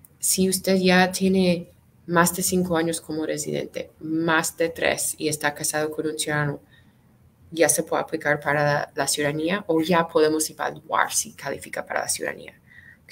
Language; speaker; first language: Spanish; non-native, fluent; English